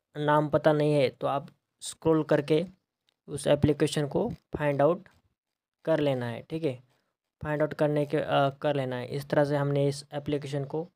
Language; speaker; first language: Hindi; non-native, local second language; Marathi